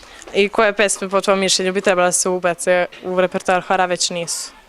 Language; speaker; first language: Bosnian; native; Bosnian